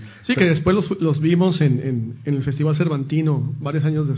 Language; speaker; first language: Spanish; native; Spanish